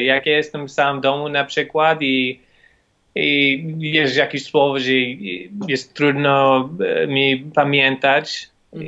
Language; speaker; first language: Polish; non-native, learner; English